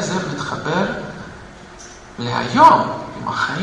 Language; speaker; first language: Hebrew; non-native, fluent; Russian